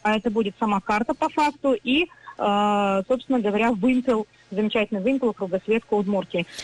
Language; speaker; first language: Russian; native; Russian